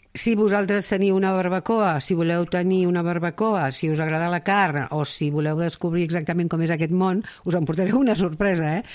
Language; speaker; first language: Catalan; native; Catalan